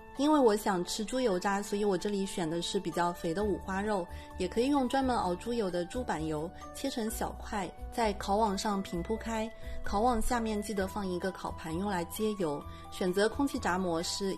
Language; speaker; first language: Chinese; native; Chinese